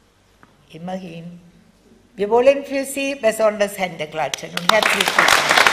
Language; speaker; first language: German; non-native, fluent; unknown